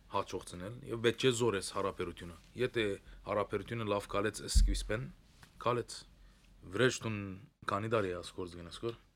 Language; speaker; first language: Armenian; early bilingual, heritage; Armenian